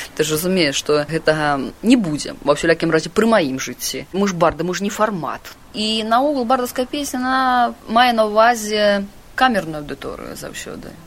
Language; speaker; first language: Belarusian; non-native, local second language; Russian